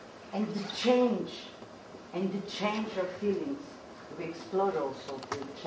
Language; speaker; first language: English; non-native, learner; Portuguese